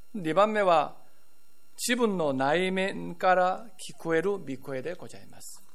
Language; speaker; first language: Japanese; non-native, fluent; Korean